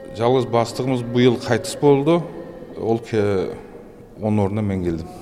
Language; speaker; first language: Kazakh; early bilingual, heritage; Kazakh